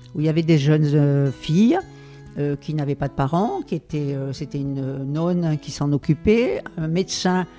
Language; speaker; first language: French; native; French